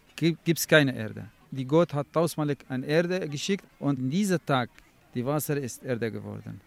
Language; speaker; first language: German; non-native, learner; Kurdish